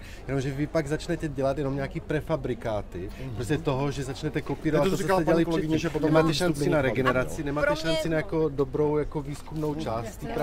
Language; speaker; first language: Czech; native; Czech